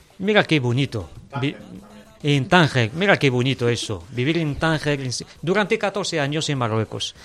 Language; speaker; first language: Spanish; non-native, fluent; Arabic